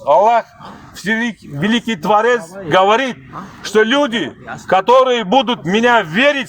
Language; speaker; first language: Russian; native; Russian